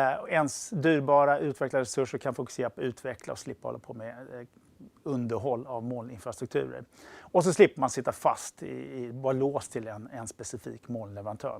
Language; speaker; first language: Swedish; native; Swedish